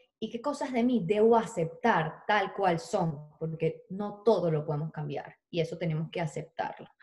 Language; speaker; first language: Spanish; native; Spanish